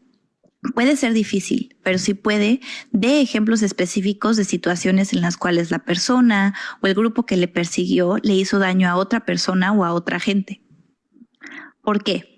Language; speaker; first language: Spanish; native; Spanish